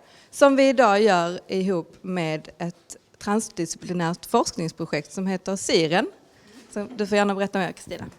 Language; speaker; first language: Swedish; native; Swedish